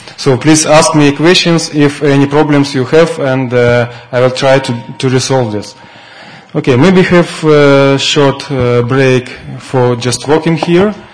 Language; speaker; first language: English; non-native, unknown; Russian